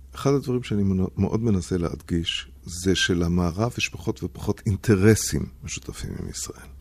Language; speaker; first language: Hebrew; non-native, fluent; German